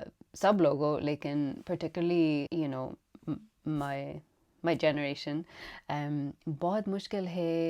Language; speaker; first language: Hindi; non-native, learner; English